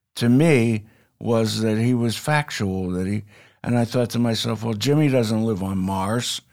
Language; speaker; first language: English; native; English